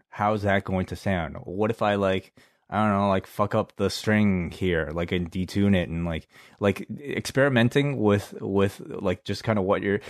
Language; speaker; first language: English; non-native, local second language; Cantonese